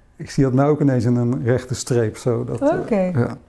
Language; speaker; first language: Dutch; native; Dutch